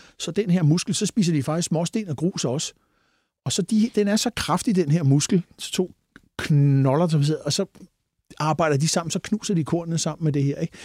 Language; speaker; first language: Danish; native; Danish